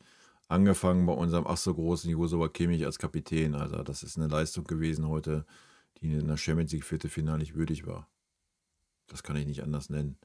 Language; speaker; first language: German; native; German